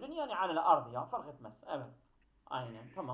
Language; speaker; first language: Turkish; native; Turkish